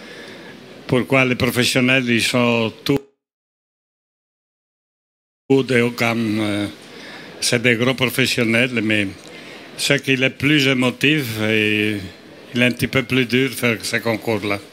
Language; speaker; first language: French; non-native, fluent; Italian